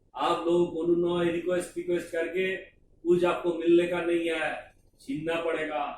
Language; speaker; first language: Hindi; non-native, local second language; Bangla